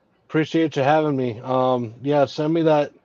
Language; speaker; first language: English; native; English